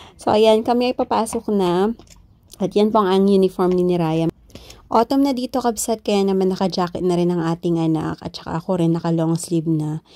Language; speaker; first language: Filipino; non-native, local second language; Iloko